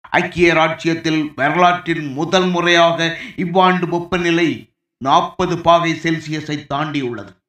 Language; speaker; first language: Tamil; native; Tamil